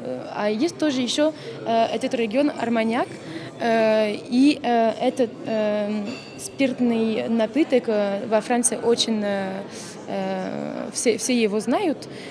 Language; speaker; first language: Russian; non-native, fluent; French